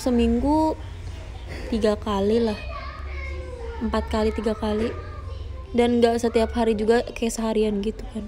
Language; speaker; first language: Indonesian; native; Indonesian